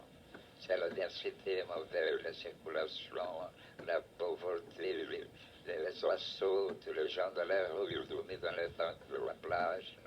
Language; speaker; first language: French; non-native, fluent; Portuguese